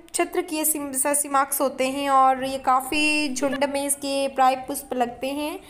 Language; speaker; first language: Hindi; native; Hindi